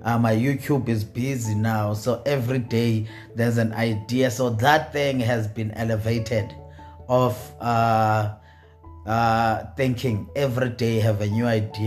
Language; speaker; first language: English; non-native, local second language; Xhosa